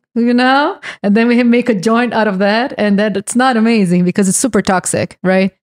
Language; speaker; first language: English; non-native, fluent; Portuguese